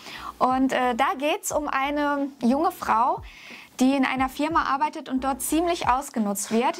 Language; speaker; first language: German; native; German